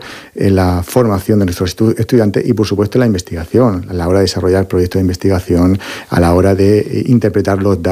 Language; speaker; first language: Spanish; native; Spanish